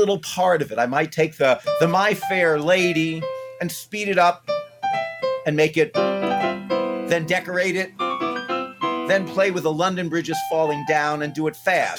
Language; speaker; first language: English; native; English